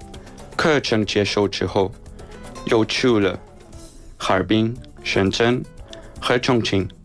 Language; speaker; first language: Chinese; non-native, learner; Spanish